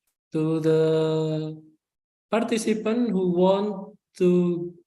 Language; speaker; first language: English; non-native, fluent; Indonesian